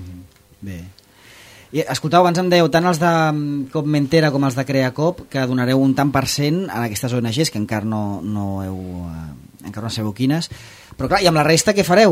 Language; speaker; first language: Catalan; native; Catalan